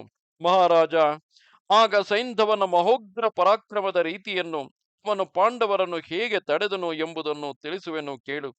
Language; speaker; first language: Kannada; native; Kannada